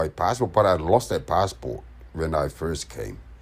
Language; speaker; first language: English; non-native, fluent; Samoan